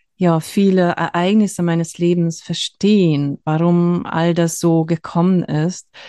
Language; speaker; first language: German; non-native, fluent; Hungarian